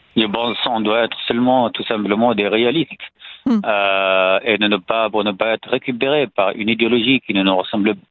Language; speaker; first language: French; non-native, fluent; Arabic